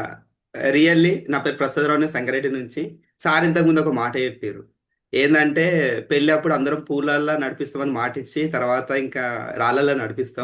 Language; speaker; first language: Telugu; native; Telugu